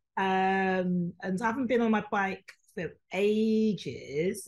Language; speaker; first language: English; native; English